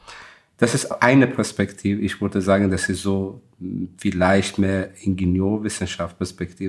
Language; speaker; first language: German; non-native, fluent; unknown